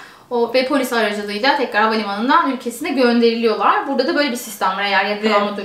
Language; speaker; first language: Turkish; native; Turkish